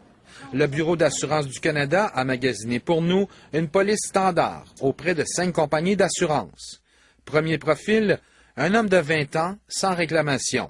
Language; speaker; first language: French; native; French